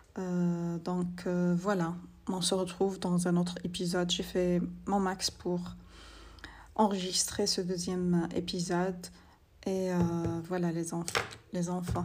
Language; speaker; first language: French; non-native, local second language; Arabic